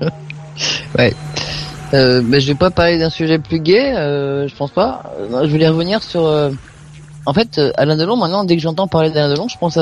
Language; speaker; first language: French; native; French